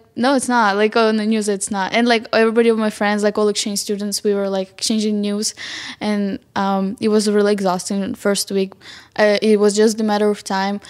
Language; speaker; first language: English; non-native, fluent; Ukrainian